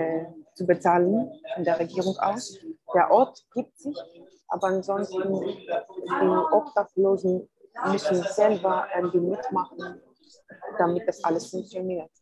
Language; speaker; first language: German; non-native, fluent; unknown